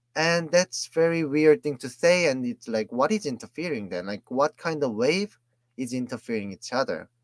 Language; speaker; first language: English; non-native, fluent; Korean